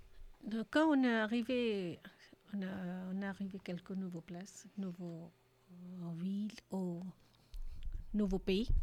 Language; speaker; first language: French; non-native, learner; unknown